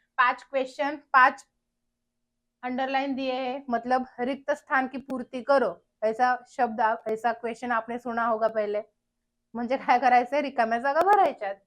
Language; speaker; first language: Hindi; non-native, local second language; Marathi